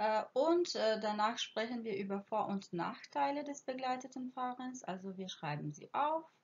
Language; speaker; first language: German; non-native, fluent; Croatian